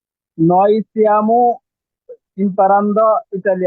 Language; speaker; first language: Italian; non-native, learner; Bangla